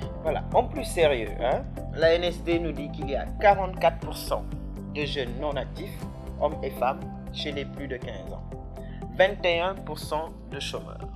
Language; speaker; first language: French; non-native, local second language; Wolof